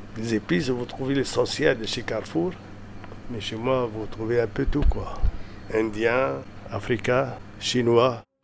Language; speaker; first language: French; non-native, local second language; Arabic